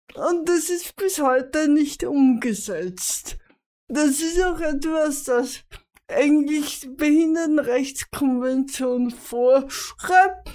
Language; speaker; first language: German; native; German